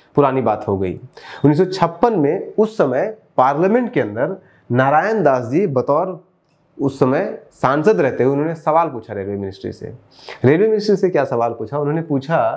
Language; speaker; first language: Hindi; native; Hindi